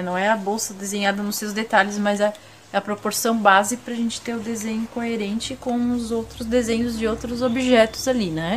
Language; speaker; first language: Portuguese; native; Portuguese